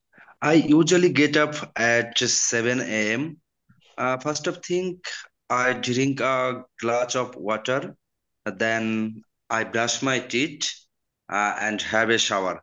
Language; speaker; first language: English; non-native, learner; Bangla